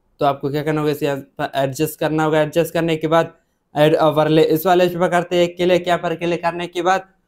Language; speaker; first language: Hindi; native; Hindi